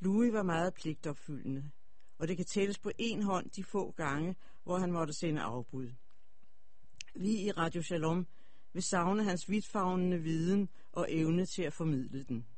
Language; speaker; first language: Danish; native; Danish